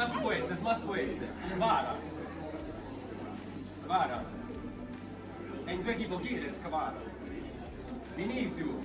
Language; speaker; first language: Spanish; non-native, learner; Italian